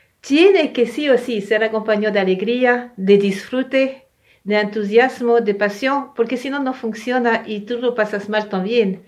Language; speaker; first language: Spanish; non-native, fluent; French